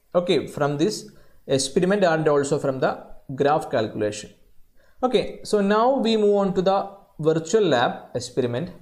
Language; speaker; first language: English; non-native, local second language; Malayalam